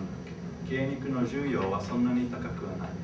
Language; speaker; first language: Japanese; non-native, fluent; English